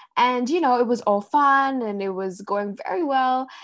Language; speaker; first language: English; early bilingual, other home language; Cantonese